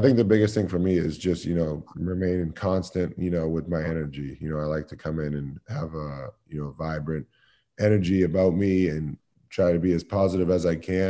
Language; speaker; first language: English; native; English